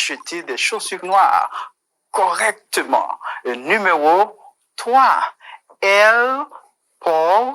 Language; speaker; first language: French; non-native, fluent; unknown